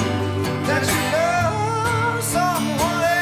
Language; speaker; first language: English; native; English